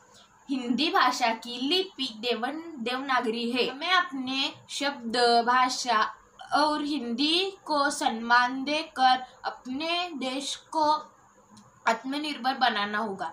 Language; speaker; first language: Hindi; non-native, local second language; Marathi